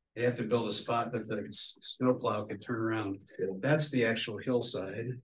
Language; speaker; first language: English; native; English